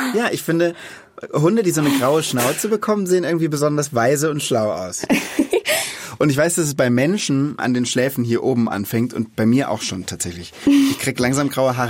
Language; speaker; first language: German; native; German